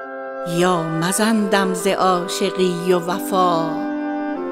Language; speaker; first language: Persian; native; Persian